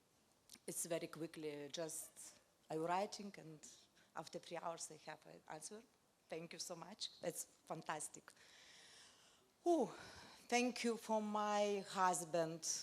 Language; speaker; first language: English; non-native, learner; Lithuanian